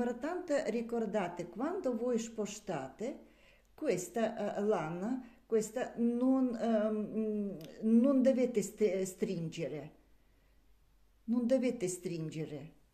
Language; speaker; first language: Italian; non-native, learner; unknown